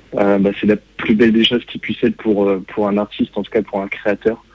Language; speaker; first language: French; native; French